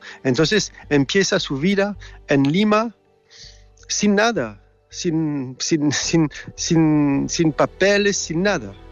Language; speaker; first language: Spanish; non-native, fluent; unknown